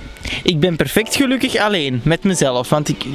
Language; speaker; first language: Dutch; native; Dutch